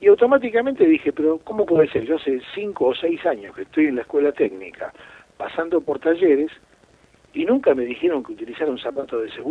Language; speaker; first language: Spanish; native; Spanish